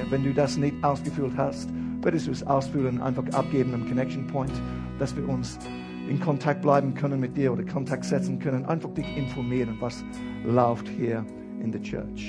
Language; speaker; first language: German; non-native, fluent; English